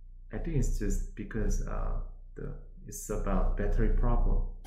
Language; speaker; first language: English; non-native, fluent; Korean